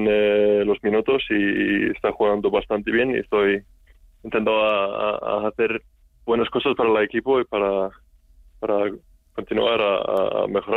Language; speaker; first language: Spanish; non-native, learner; Icelandic